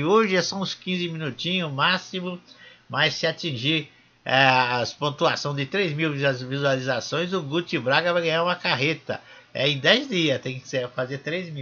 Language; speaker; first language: Portuguese; native; Portuguese